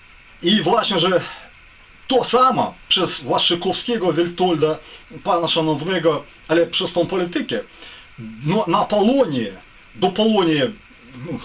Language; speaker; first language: Polish; non-native, learner; Ukrainian